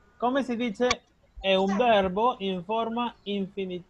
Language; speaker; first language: Italian; non-native, fluent; Spanish